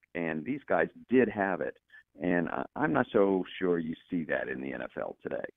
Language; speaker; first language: English; native; English